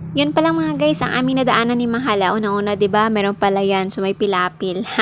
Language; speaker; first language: Filipino; non-native, local second language; Hiligaynon